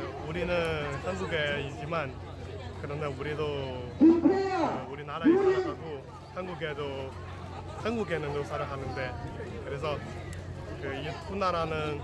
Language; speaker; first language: Korean; non-native, learner; Chinese